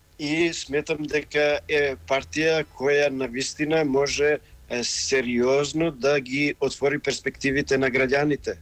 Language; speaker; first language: Macedonian; non-native, local second language; Albanian